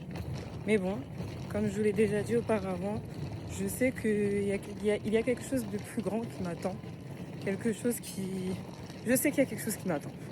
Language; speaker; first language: French; native; French